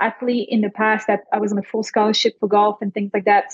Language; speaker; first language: English; non-native, fluent; French